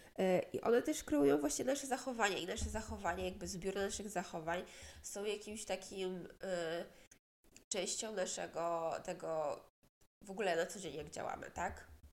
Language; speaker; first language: Polish; native; Polish